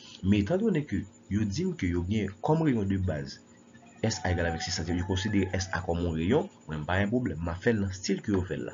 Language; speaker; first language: French; non-native, local second language; Haitian Creole